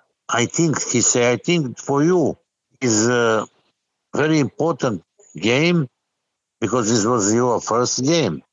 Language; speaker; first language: English; non-native, learner; Serbian